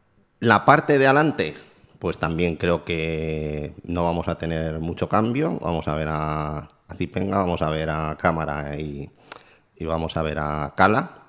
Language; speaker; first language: Spanish; native; Spanish